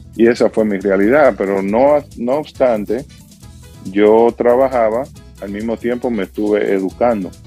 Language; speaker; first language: Spanish; native; Spanish